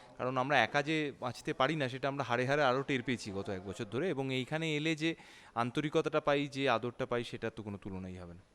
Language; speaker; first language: Bangla; native; Bangla